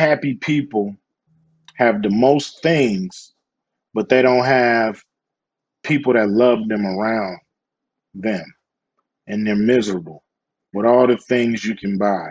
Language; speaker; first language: English; native; English